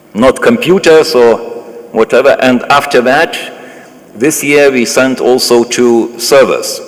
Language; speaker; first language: English; non-native, fluent; Lithuanian